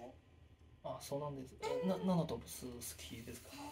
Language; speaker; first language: Japanese; non-native, fluent; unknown